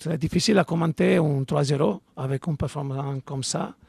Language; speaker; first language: French; non-native, fluent; Italian